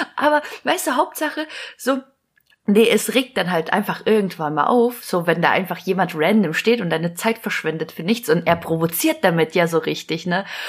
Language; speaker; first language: German; early bilingual, other home language; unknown